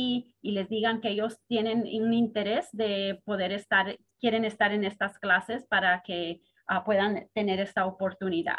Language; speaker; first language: Spanish; early bilingual, heritage; Spanish